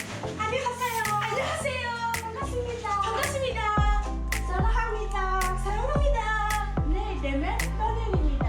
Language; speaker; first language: Korean; non-native, learner; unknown